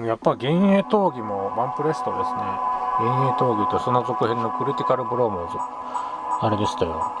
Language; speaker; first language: Japanese; native; Japanese